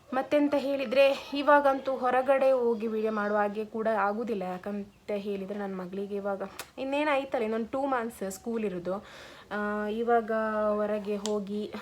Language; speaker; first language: Kannada; non-native, local second language; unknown